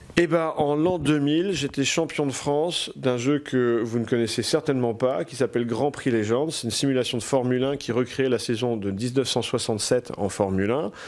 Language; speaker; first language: French; native; French